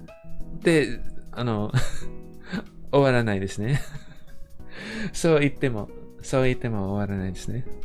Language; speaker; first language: Japanese; non-native, fluent; English